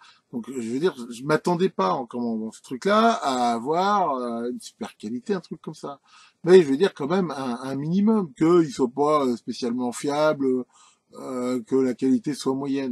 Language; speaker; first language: French; native; French